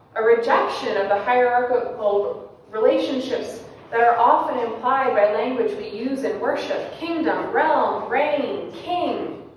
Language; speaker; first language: English; native; English